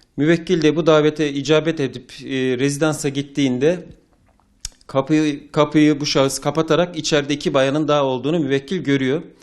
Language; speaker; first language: Turkish; native; Turkish